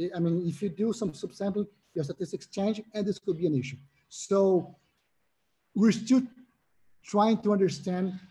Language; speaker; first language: English; non-native, fluent; Portuguese